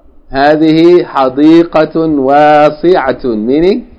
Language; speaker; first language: Arabic; non-native, fluent; English